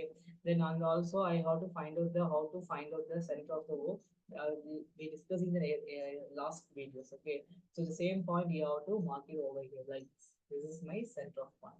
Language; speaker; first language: English; non-native, local second language; Tamil